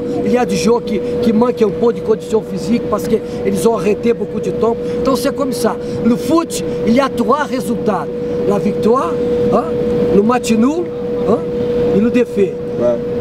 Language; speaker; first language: French; non-native, learner; Portuguese